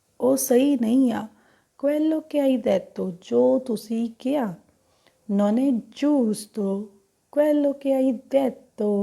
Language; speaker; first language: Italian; non-native, fluent; Punjabi